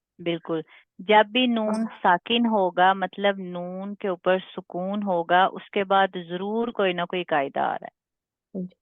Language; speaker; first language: Urdu; native; Urdu